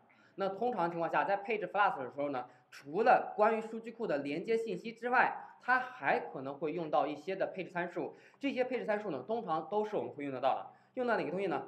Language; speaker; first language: Chinese; native; Chinese